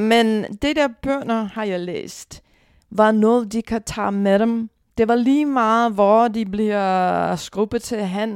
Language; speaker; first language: Danish; non-native, fluent; English